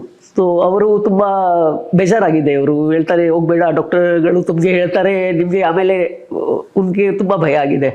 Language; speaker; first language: Kannada; non-native, local second language; Hindi